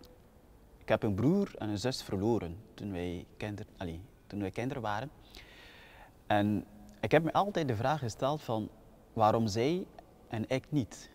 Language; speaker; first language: Dutch; non-native, fluent; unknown